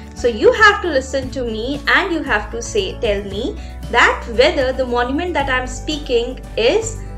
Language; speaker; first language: English; non-native, local second language; Hindi